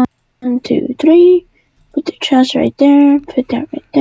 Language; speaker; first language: English; native; English